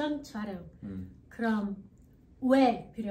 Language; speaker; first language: Korean; non-native, learner; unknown